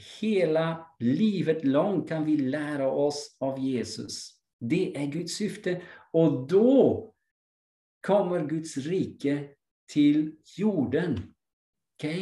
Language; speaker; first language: Swedish; non-native, fluent; English